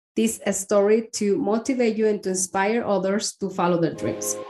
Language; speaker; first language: English; non-native, fluent; Spanish